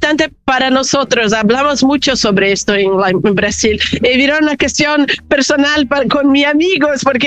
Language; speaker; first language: Spanish; non-native, fluent; Portuguese